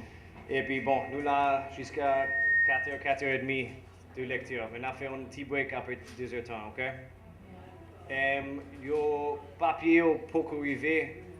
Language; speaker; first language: French; non-native, learner; English